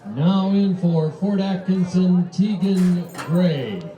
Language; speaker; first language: English; native; English